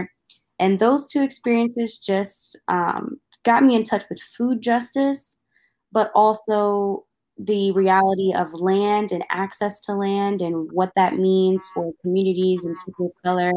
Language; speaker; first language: English; native; English